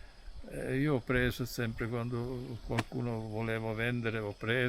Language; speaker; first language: Italian; non-native, fluent; German